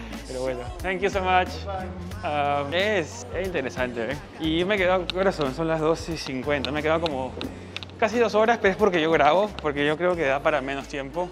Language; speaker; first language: Spanish; native; Spanish